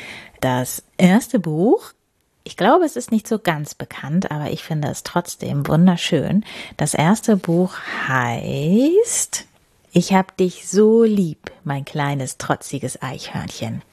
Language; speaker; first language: German; native; German